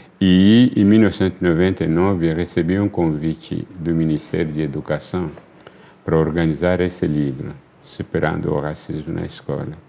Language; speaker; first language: Portuguese; non-native, fluent; Luba-Lulua